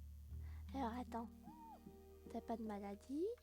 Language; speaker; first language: French; native; French